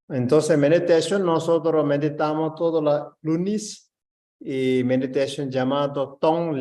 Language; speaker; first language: Spanish; non-native, learner; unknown